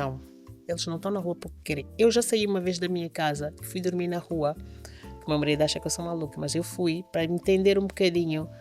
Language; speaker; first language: Portuguese; native; Portuguese